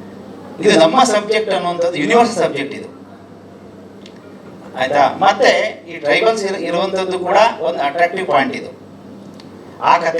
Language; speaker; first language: Kannada; native; Kannada